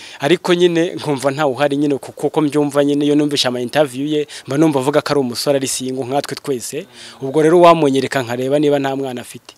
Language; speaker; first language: Kinyarwanda; native; Kinyarwanda